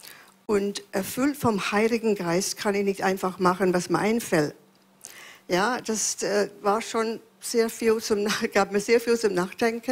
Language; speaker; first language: German; non-native, fluent; English